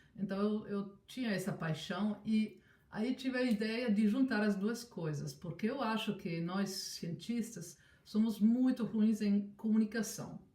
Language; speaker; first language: Portuguese; non-native, fluent; Italian